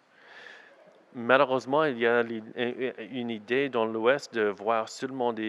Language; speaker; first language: French; non-native, learner; English